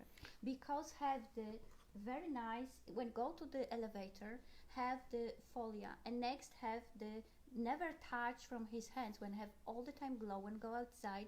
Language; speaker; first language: English; non-native, learner; Polish